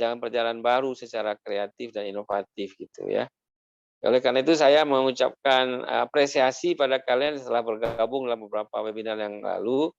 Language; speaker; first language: Indonesian; native; Indonesian